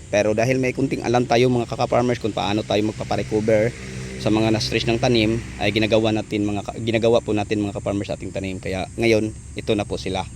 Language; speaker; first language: Filipino; non-native, local second language; Cebuano